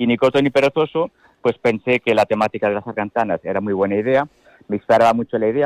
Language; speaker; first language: Spanish; native; Spanish